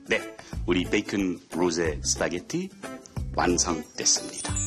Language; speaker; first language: Korean; non-native, fluent; English